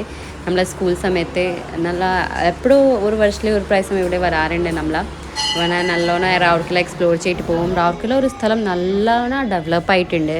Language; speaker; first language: Malayalam; non-native, learner; Hindi